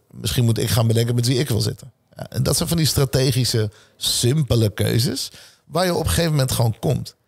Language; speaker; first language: Dutch; early bilingual, other home language; Hebrew